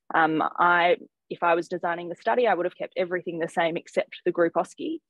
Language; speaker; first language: English; native; English